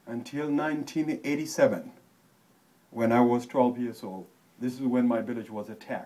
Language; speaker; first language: English; non-native, fluent; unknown